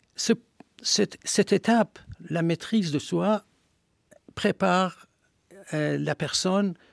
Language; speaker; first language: French; non-native, fluent; Persian